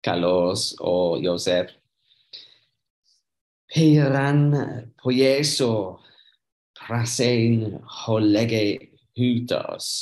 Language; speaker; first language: Greek; non-native, learner; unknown